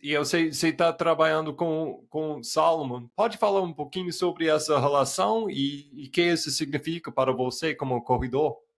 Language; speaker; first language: Portuguese; non-native, fluent; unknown